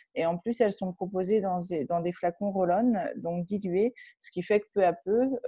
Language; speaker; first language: French; native; French